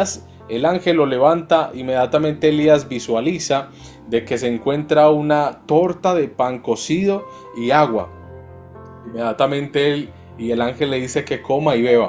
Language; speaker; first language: Spanish; native; Spanish